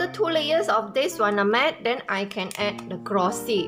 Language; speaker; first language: English; non-native, local second language; Chinese